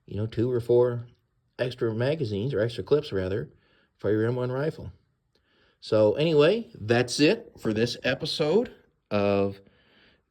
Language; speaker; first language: English; native; English